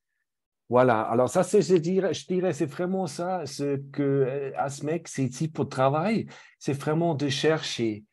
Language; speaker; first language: French; non-native, fluent; German